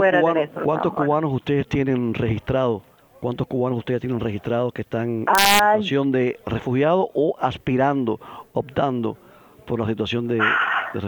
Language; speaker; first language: Spanish; native; Spanish